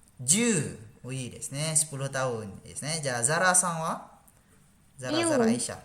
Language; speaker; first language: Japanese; non-native, fluent; Malay